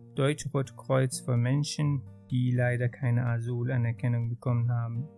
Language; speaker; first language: German; non-native, fluent; Arabic